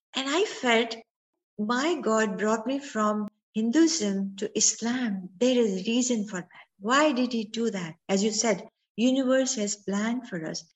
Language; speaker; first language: English; non-native, local second language; Sindhi